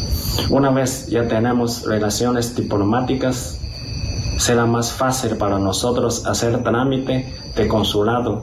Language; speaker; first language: Spanish; non-native, fluent; Chinese